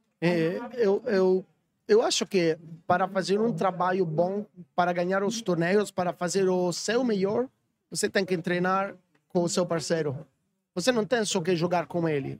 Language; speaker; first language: Portuguese; non-native, learner; Italian